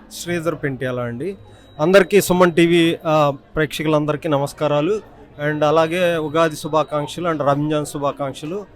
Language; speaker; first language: Telugu; native; Telugu